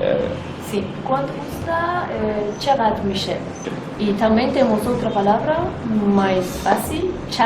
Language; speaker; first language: Portuguese; non-native, fluent; Persian